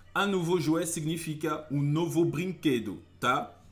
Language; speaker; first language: Portuguese; non-native, fluent; French